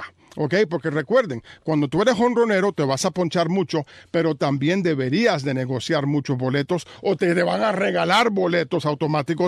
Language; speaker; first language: Spanish; native; Spanish